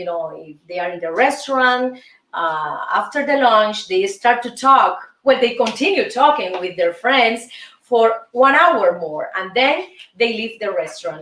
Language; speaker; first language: English; non-native, fluent; Spanish